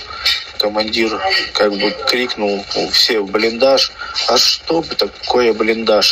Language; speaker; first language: Russian; native; Russian